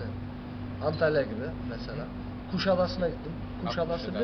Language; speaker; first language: Turkish; early bilingual, heritage; Turkish